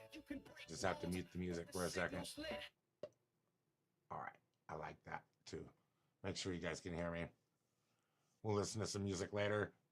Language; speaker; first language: English; native; English